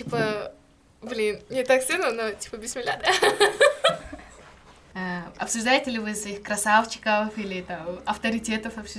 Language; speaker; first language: Russian; non-native, local second language; Kyrgyz